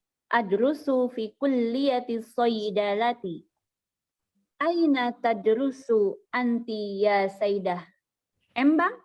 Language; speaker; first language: Arabic; non-native, learner; Indonesian